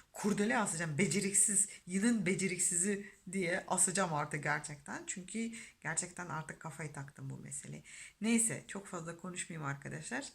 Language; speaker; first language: Turkish; non-native, fluent; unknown